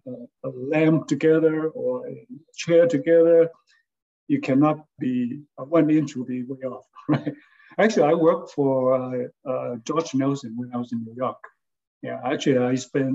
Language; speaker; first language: English; non-native, local second language; Cantonese